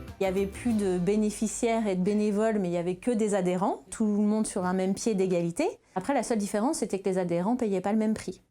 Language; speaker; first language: French; native; French